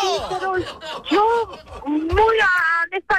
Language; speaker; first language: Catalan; non-native, learner; Spanish